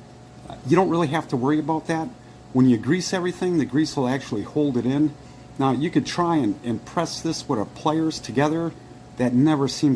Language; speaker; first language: English; native; English